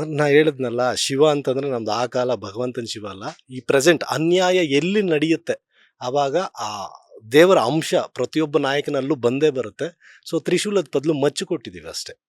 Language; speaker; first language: Kannada; native; Kannada